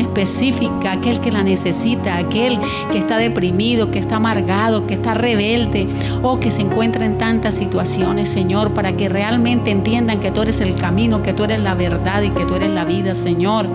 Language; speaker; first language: Spanish; native; Spanish